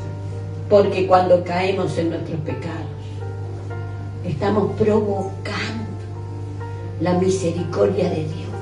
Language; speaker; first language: Spanish; native; Spanish